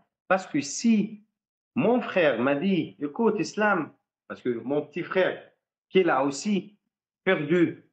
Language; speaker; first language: French; non-native, fluent; Arabic